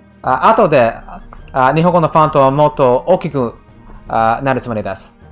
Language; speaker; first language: Japanese; non-native, learner; English